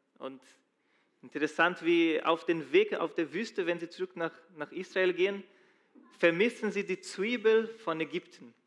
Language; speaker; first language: German; non-native, fluent; Portuguese